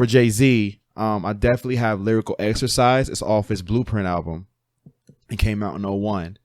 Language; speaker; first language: English; native; English